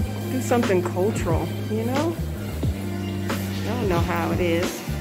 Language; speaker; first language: English; native; English